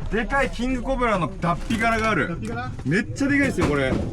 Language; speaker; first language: Japanese; native; Japanese